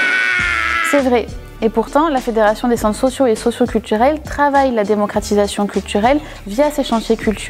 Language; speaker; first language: French; native; French